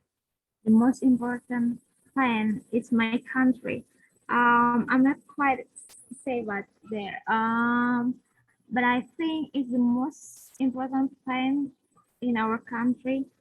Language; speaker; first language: English; non-native, learner; Indonesian